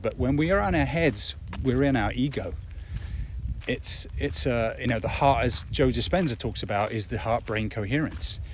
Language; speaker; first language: English; native; English